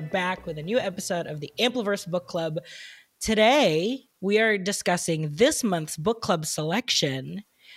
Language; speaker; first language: English; non-native, local second language; Filipino